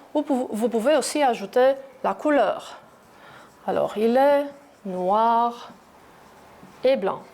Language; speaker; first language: French; non-native, fluent; Greek